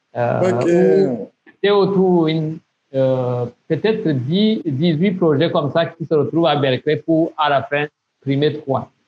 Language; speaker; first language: French; non-native, local second language; Rundi